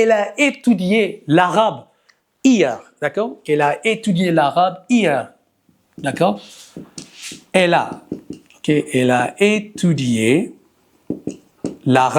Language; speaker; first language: French; non-native, fluent; Amharic